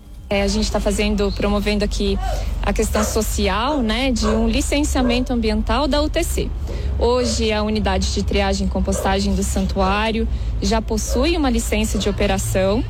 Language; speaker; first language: Portuguese; native; Portuguese